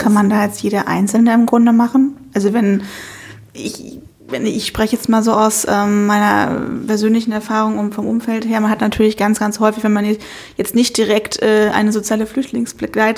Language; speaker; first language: German; native; German